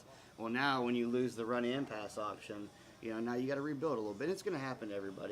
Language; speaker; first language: English; native; English